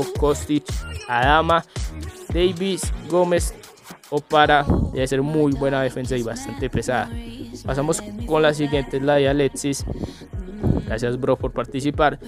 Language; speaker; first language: Spanish; native; Spanish